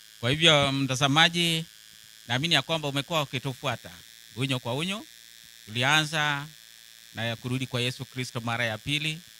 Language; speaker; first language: Swahili; non-native, local second language; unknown